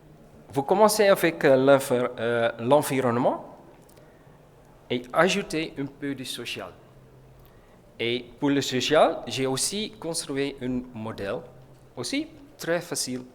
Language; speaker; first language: French; non-native, learner; Dutch